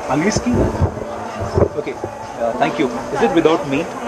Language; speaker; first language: English; non-native, learner; Hindi